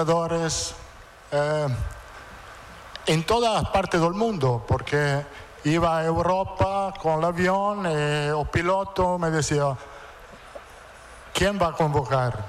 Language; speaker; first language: Portuguese; non-native, fluent; Italian